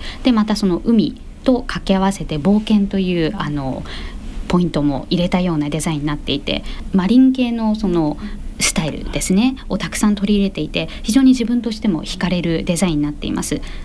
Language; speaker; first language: Japanese; native; Japanese